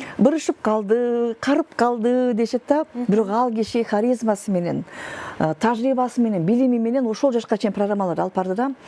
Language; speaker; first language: Kyrgyz; native; Kyrgyz